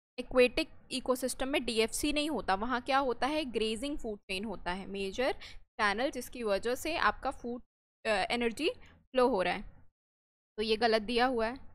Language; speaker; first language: Hindi; native; Hindi